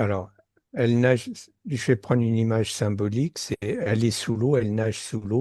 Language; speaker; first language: French; native; French